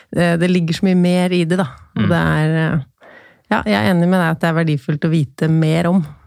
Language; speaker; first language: Norwegian; native; Norwegian